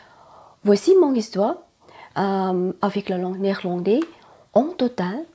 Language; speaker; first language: French; non-native, learner; Thai